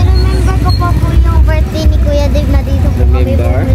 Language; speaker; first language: Filipino; native; Filipino